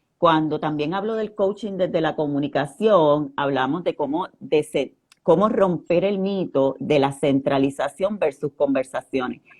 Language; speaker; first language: Spanish; native; Spanish